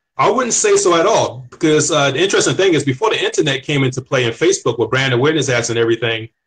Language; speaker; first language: English; native; English